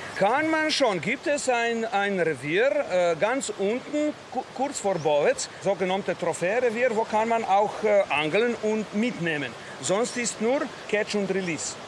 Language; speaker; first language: German; non-native, learner; Slovenian